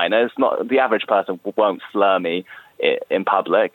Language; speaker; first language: English; native; English